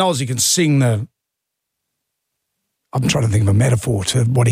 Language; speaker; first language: English; native; English